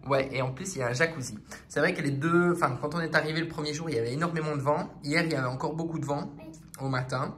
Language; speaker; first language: French; native; French